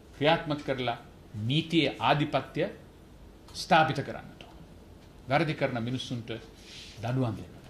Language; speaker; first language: Sinhala; non-native, local second language; Tamil